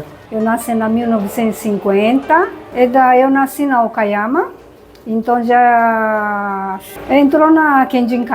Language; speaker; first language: Portuguese; non-native, learner; Japanese